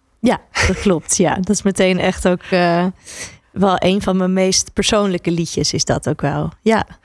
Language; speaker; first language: Dutch; native; Dutch